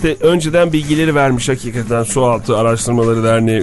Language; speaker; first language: Turkish; native; Turkish